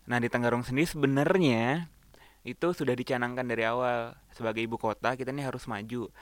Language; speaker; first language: Indonesian; native; Indonesian